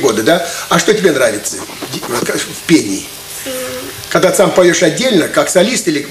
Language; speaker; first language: Russian; native; Russian